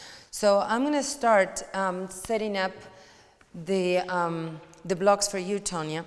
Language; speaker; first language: English; non-native, fluent; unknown